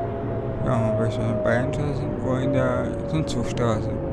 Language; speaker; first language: German; native; German